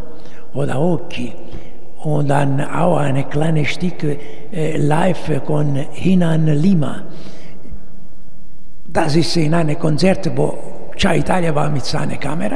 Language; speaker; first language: German; non-native, learner; Italian